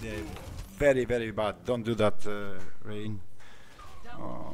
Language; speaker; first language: English; non-native, learner; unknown